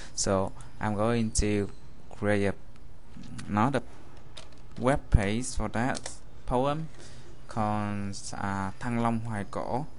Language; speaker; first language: English; non-native, fluent; Vietnamese